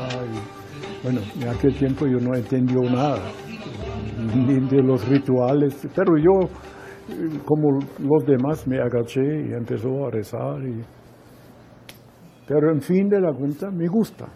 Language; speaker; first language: Spanish; non-native, fluent; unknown